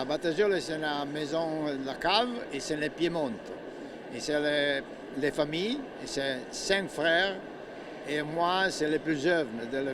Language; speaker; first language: French; non-native, learner; Italian